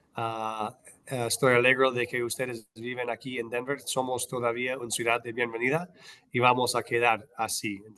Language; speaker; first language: Spanish; non-native, learner; English